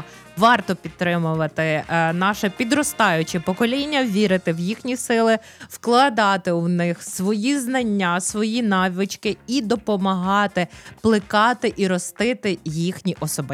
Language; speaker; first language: Ukrainian; native; Ukrainian